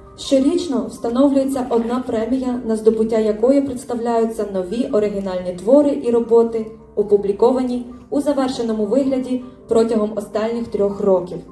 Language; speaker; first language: Ukrainian; native; Ukrainian